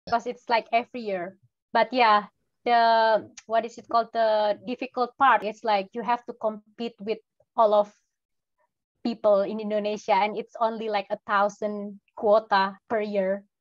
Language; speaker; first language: English; non-native, fluent; Indonesian